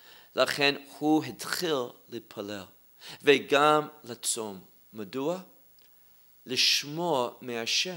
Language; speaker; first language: Hebrew; non-native, fluent; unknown